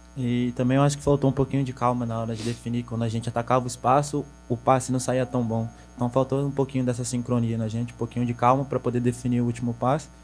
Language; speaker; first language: Portuguese; native; Portuguese